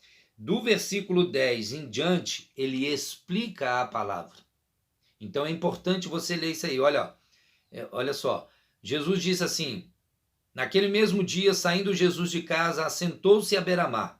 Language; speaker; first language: Portuguese; native; Portuguese